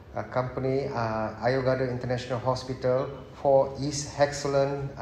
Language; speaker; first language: English; non-native, local second language; Malay